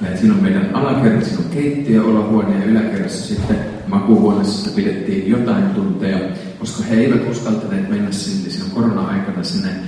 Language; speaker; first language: Finnish; native; Finnish